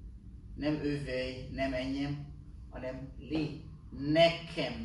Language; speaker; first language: Hungarian; non-native, learner; Hebrew